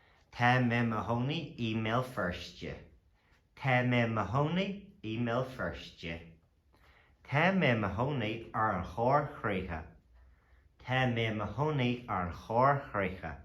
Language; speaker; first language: Irish; non-native, local second language; English